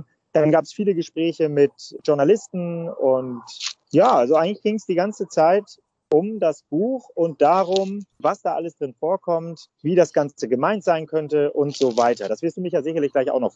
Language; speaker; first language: German; native; German